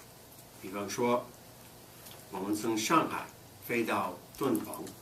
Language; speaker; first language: Chinese; non-native, fluent; English